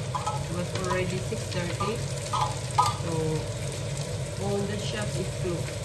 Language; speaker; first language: English; non-native, learner; Filipino